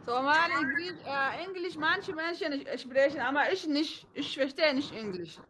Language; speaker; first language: German; non-native, learner; Somali